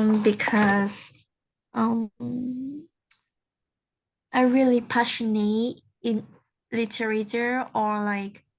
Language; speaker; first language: English; non-native, learner; Vietnamese